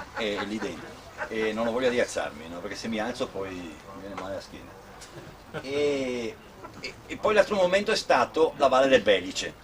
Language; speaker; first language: Italian; non-native, local second language; Sicilian